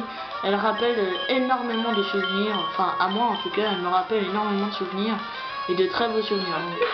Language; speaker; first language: French; native; French